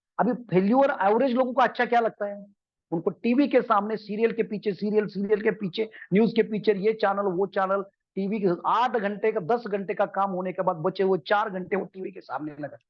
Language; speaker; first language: Hindi; non-native, local second language; Marathi